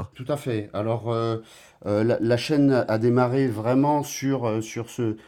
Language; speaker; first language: French; native; French